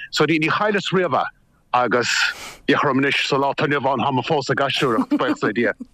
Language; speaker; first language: Irish; native; Irish